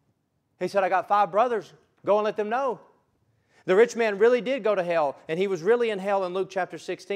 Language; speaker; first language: English; native; English